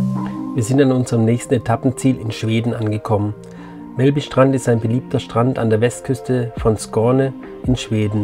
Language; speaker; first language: German; native; German